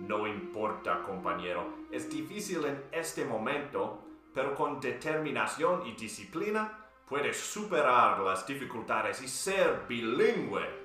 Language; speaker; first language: Spanish; non-native, fluent; English